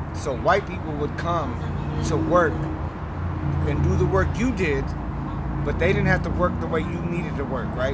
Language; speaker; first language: English; native; English